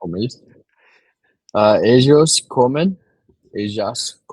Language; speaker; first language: Spanish; non-native, learner; English